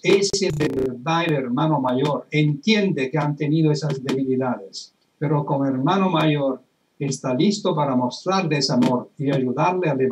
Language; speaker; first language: Spanish; non-native, fluent; Italian